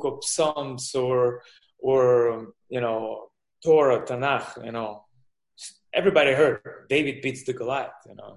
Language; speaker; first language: English; non-native, fluent; Russian